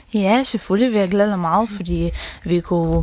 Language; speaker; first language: Danish; non-native, learner; Ukrainian